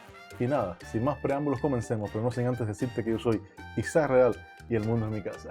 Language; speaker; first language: Spanish; native; Spanish